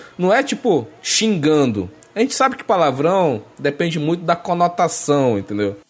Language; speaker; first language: Portuguese; native; Portuguese